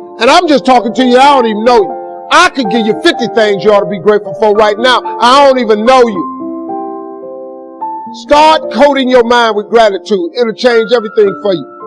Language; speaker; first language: English; native; English